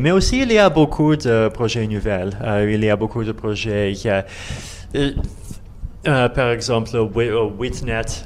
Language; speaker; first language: French; non-native, learner; Russian